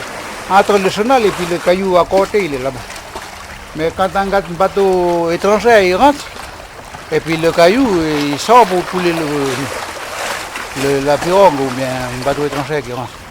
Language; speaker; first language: French; non-native, local second language; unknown